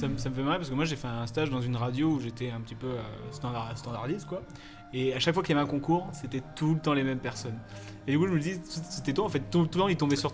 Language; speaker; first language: French; native; French